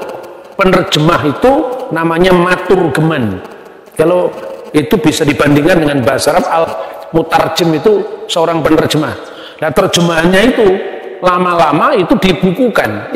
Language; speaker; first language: Indonesian; native; Indonesian